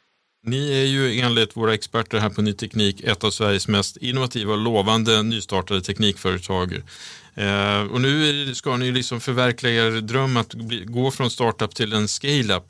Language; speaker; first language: Swedish; native; Swedish